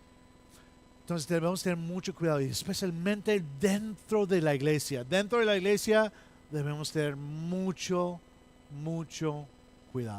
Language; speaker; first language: Spanish; non-native, fluent; English